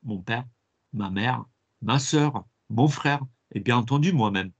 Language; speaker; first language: French; non-native, fluent; English